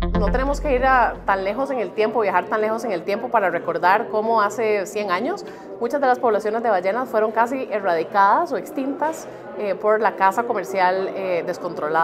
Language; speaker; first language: Spanish; native; Spanish